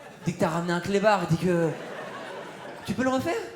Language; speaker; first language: French; native; French